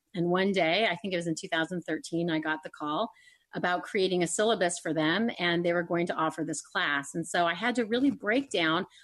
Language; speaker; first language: English; native; English